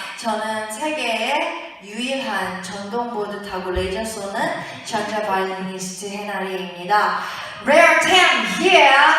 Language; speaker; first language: Korean; early bilingual, heritage; Korean